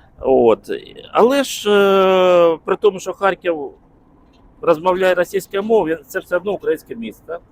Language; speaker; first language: Ukrainian; non-native, local second language; Russian